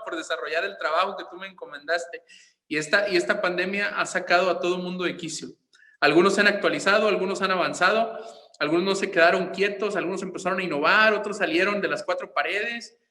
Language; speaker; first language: Spanish; native; Spanish